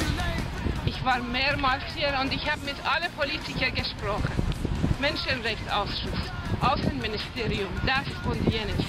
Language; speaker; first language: German; non-native, learner; Persian